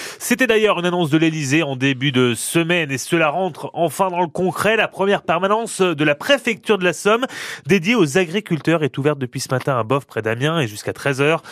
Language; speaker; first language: French; native; French